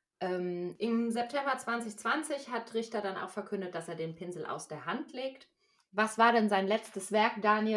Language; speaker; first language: German; native; German